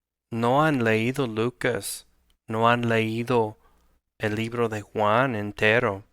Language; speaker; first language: Spanish; non-native, fluent; English